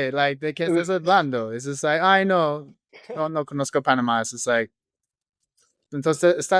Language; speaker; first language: Spanish; non-native, fluent; English